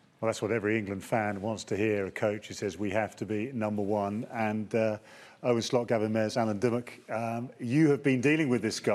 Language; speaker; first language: English; native; English